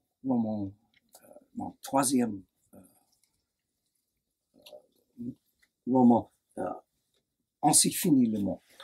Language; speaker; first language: French; non-native, learner; English